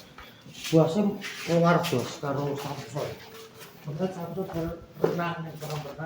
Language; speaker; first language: Indonesian; non-native, local second language; Javanese